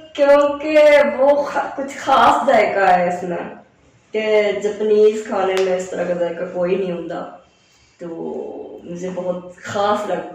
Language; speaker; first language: Hindi; non-native, fluent; Japanese